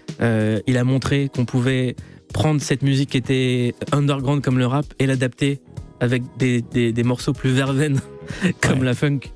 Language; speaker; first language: French; native; French